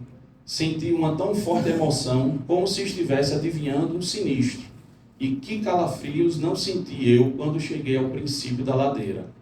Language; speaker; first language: Portuguese; native; Portuguese